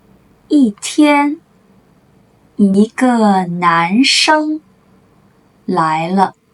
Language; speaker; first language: Chinese; native; Chinese